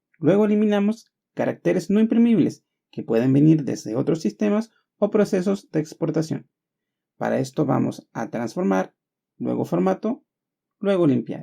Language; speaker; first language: Spanish; native; Spanish